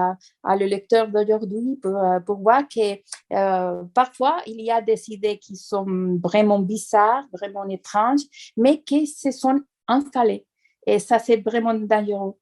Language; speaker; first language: French; non-native, fluent; Spanish